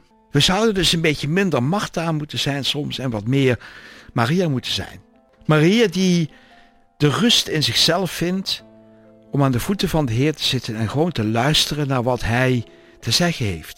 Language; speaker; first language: Dutch; native; Dutch